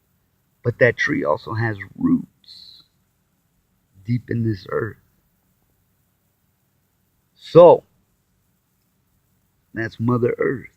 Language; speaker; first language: English; native; English